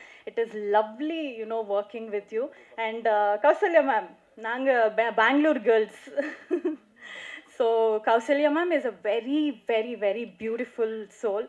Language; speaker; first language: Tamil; non-native, learner; Kannada